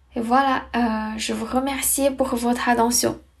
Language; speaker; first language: French; non-native, fluent; Chinese